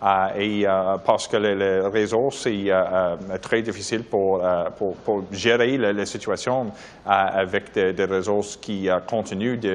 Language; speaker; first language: French; non-native, local second language; English